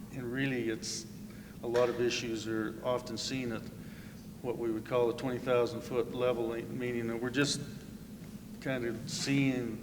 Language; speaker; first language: English; native; English